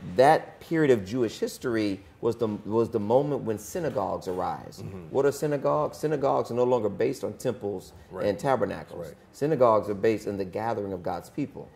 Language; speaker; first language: English; native; English